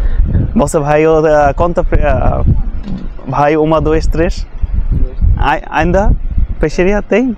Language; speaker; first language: Portuguese; non-native, learner; Bangla